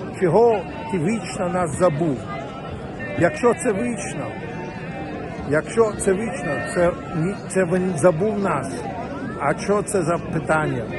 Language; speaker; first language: Ukrainian; non-native, learner; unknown